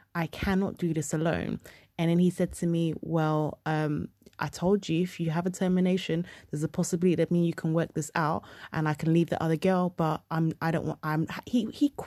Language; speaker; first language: English; early bilingual, other home language; Yoruba